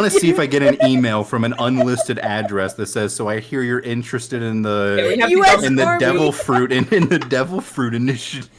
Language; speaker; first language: English; native; English